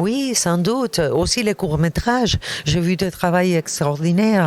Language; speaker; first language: French; non-native, fluent; Arabic